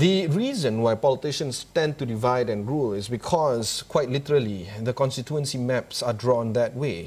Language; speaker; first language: English; non-native, local second language; Malay